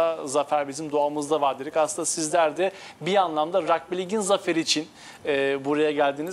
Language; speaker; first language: Turkish; native; Turkish